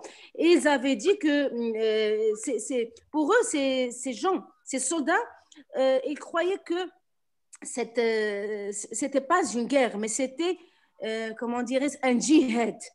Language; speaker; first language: French; non-native, local second language; Arabic